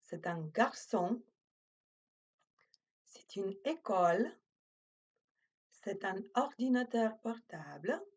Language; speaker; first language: French; non-native, fluent; Macedonian